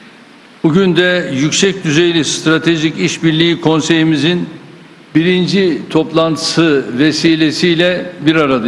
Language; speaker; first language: Turkish; native; Turkish